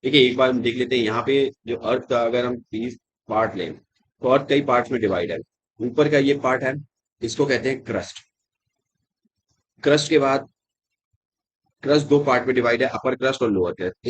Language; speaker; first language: Hindi; native; Hindi